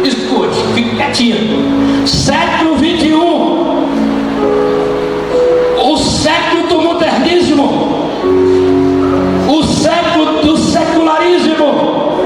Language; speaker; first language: Portuguese; native; Portuguese